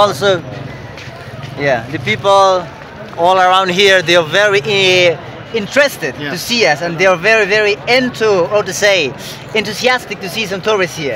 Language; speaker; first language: English; non-native, fluent; Persian